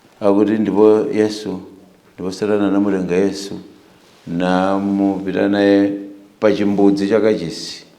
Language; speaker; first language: Nyanja; native; Nyanja